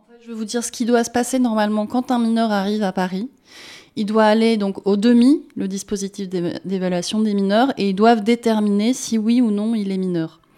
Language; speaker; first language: French; native; French